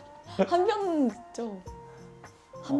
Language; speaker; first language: Korean; non-native, fluent; Japanese